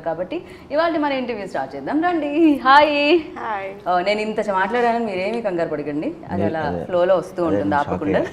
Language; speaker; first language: Telugu; native; Telugu